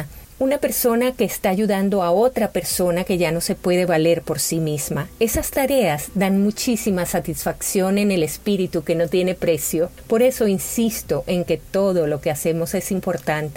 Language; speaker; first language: Spanish; native; Spanish